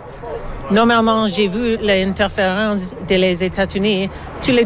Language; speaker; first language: French; non-native, learner; English